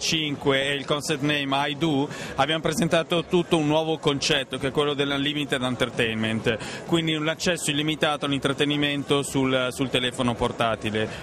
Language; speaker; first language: Italian; native; Italian